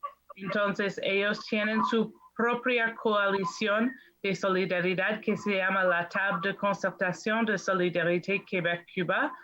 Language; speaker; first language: Spanish; non-native, fluent; English